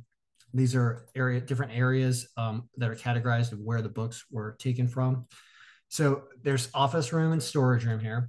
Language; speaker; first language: English; native; English